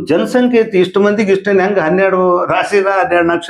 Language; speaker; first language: Kannada; native; Kannada